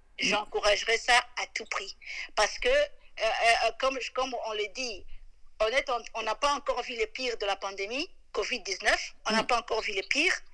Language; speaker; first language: French; non-native, local second language; Lingala